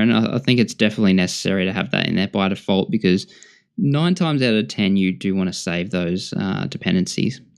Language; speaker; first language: English; native; English